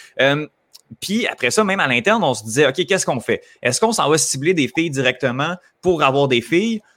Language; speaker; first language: French; native; French